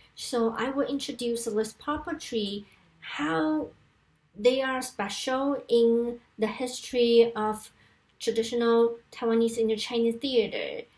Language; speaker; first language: English; non-native, fluent; Chinese